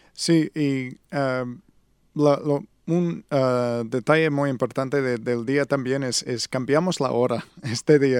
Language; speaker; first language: Spanish; non-native, learner; English